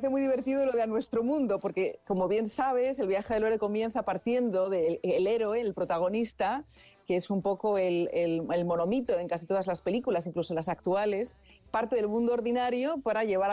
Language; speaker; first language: Spanish; native; Spanish